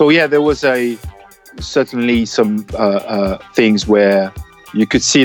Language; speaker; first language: English; non-native, fluent; French